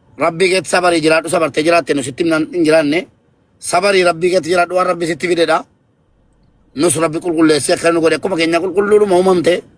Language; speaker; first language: Oromo; native; Oromo